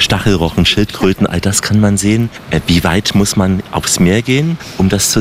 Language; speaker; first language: German; native; German